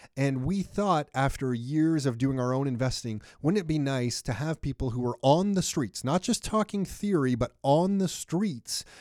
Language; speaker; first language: English; native; English